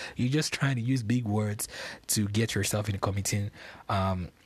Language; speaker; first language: English; non-native, local second language; Yoruba